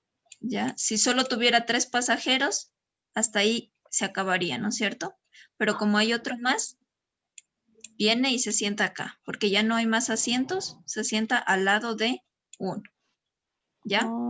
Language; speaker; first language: Spanish; native; Spanish